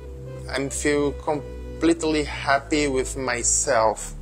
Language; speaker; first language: English; non-native, learner; Portuguese